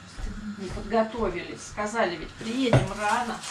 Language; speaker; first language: Russian; native; Russian